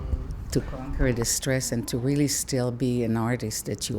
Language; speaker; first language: English; non-native, fluent; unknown